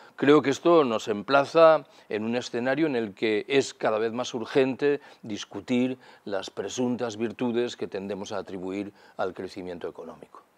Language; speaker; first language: Spanish; native; Spanish